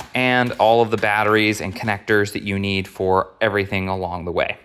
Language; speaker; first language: English; native; English